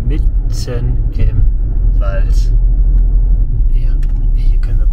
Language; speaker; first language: German; native; German